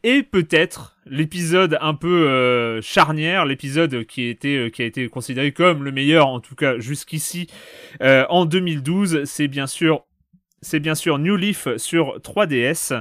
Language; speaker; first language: French; native; French